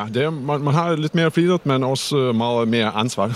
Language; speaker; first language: Danish; non-native, fluent; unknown